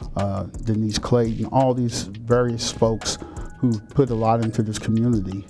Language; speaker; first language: English; native; English